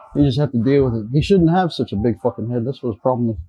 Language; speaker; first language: English; native; English